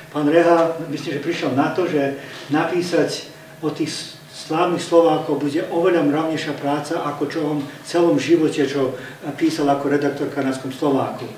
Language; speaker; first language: Slovak; early bilingual, heritage; Slovak